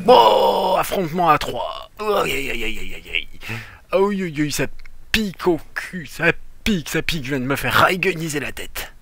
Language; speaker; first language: French; native; French